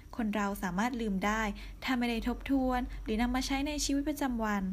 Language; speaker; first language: Thai; native; Thai